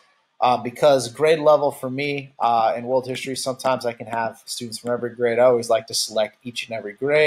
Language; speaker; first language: English; native; English